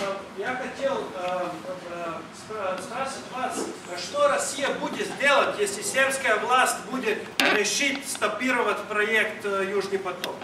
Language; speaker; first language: Russian; non-native, learner; Serbian